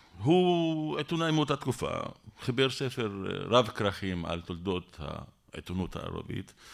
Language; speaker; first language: Hebrew; non-native, local second language; Arabic